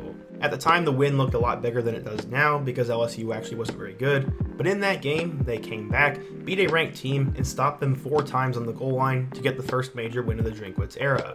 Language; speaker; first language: English; native; English